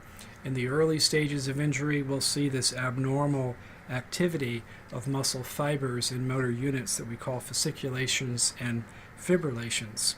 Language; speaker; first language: English; native; English